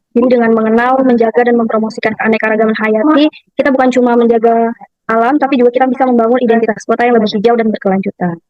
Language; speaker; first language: Indonesian; native; Indonesian